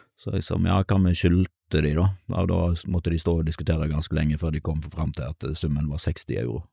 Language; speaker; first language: Norwegian; native; Norwegian